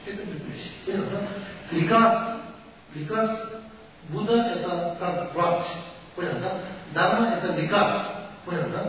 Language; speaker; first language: Russian; non-native, learner; Tibetan